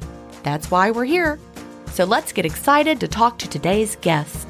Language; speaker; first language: English; native; English